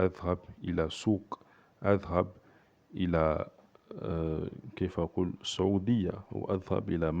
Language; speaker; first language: Arabic; non-native, fluent; French